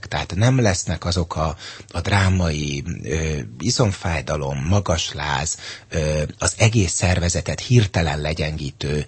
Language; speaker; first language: Hungarian; native; Hungarian